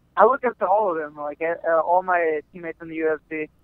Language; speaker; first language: English; native; English